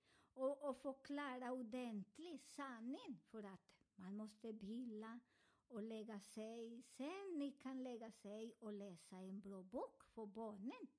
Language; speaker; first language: Swedish; non-native, learner; Spanish